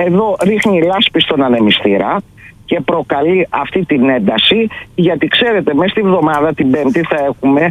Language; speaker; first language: Greek; native; Greek